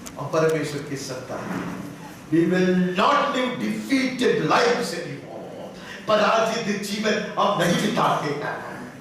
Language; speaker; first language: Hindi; non-native, local second language; Telugu